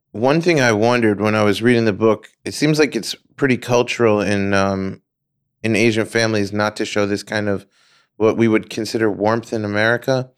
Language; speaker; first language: English; native; English